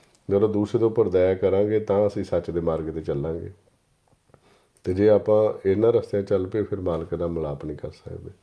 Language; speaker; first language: Punjabi; native; Punjabi